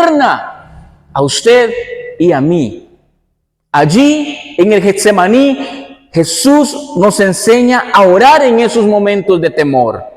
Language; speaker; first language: Spanish; native; Spanish